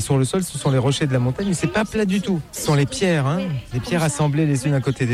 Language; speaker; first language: French; native; French